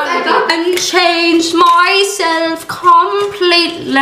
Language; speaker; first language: English; native; English